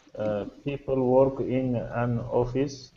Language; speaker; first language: English; non-native, learner; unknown